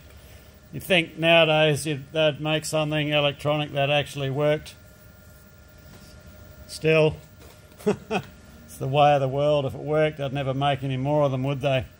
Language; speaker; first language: English; native; English